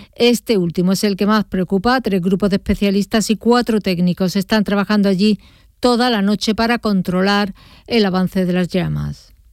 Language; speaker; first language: Spanish; native; Spanish